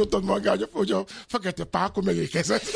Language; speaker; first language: Hungarian; non-native, learner; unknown